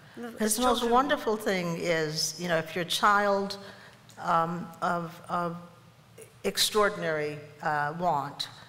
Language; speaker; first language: English; native; English